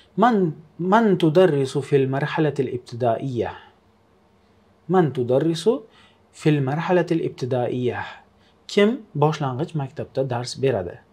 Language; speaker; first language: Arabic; non-native, fluent; Uzbek